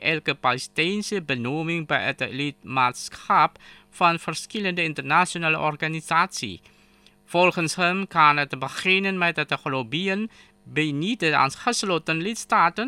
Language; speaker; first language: Dutch; non-native, fluent; Indonesian